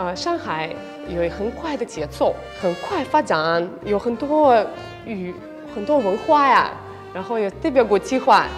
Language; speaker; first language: Chinese; non-native, fluent; Russian